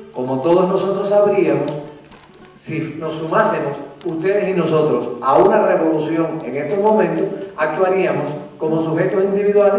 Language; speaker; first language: Spanish; native; Spanish